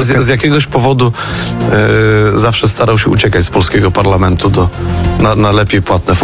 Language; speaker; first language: Polish; native; Polish